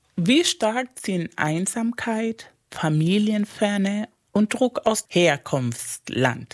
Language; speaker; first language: German; non-native, fluent; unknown